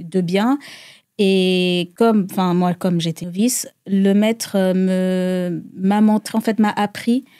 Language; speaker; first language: French; non-native, local second language; Rundi